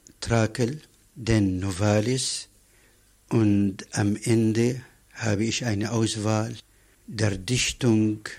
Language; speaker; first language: German; non-native, fluent; Arabic